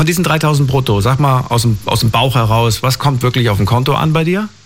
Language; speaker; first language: German; native; German